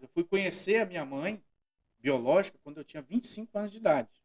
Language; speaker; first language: Portuguese; native; Portuguese